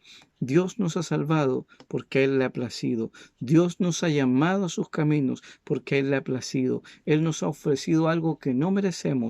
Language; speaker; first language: Spanish; native; Spanish